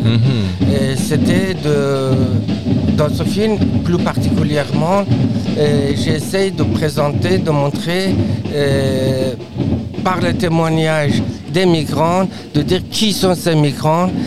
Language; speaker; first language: French; non-native, fluent; Persian